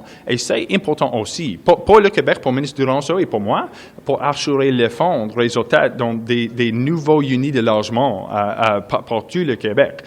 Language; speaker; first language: French; non-native, local second language; English